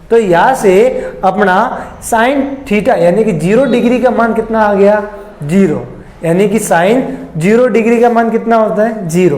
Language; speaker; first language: Hindi; native; Hindi